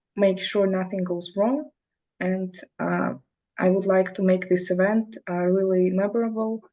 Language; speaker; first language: English; non-native, fluent; Russian